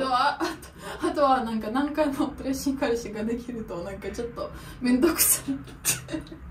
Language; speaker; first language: Japanese; non-native, learner; Russian